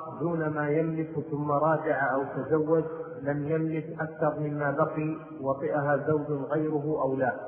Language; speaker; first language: Arabic; native; Arabic